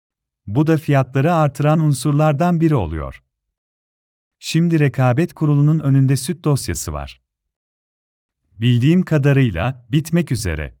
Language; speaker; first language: Turkish; native; Turkish